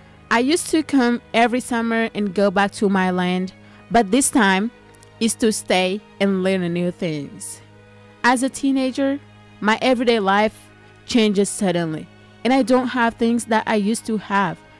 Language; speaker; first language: English; non-native, fluent; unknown